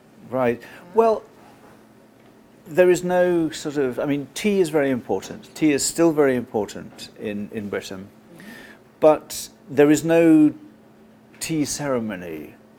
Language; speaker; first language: English; native; English